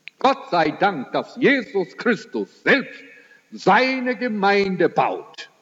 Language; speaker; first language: German; early bilingual, heritage; German